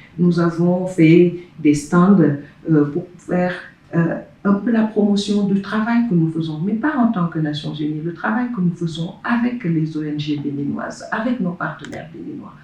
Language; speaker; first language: French; non-native, local second language; Wolof